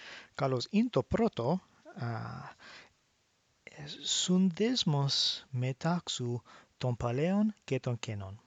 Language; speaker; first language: Greek; non-native, learner; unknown